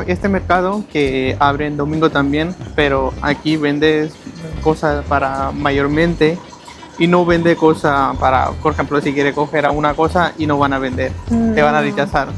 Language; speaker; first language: Spanish; non-native, learner; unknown